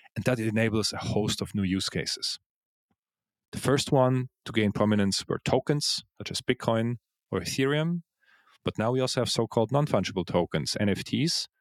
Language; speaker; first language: English; non-native, fluent; Swiss German